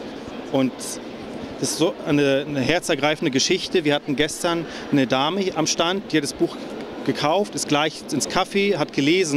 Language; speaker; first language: German; native; German